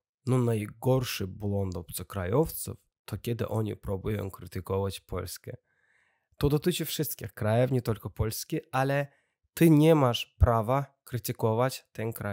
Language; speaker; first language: Polish; non-native, learner; Russian